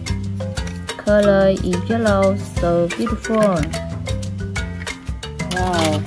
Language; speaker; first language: English; non-native, learner; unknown